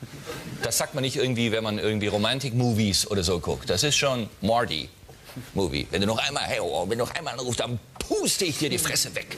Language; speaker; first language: German; native; German